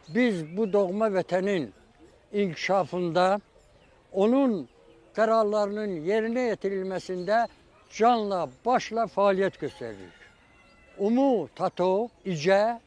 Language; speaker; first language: Azerbaijani; non-native, local second language; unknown